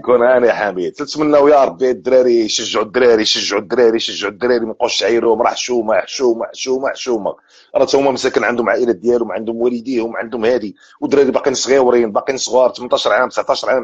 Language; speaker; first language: Arabic; native; Arabic